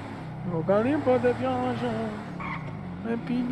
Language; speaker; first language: Italian; native; Italian